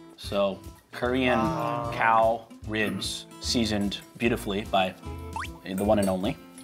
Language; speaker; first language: English; native; English